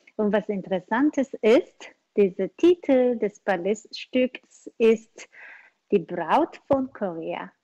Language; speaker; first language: German; non-native, learner; Korean